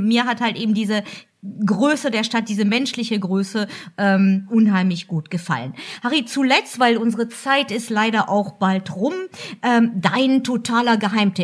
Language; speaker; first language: German; native; German